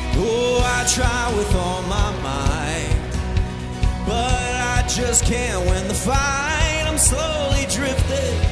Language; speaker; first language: English; native; English